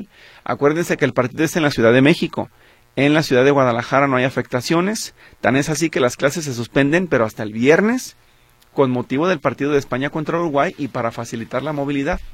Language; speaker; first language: Spanish; native; Spanish